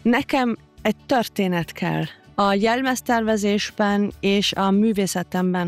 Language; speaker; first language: Hungarian; non-native, fluent; German